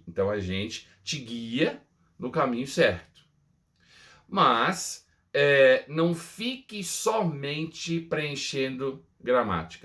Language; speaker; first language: Portuguese; non-native, fluent; English